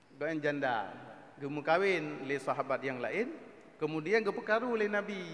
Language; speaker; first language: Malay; non-native, local second language; Achinese